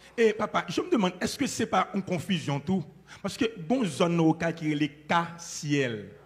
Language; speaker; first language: French; non-native, local second language; Haitian Creole